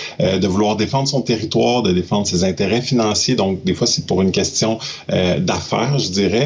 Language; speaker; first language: French; native; French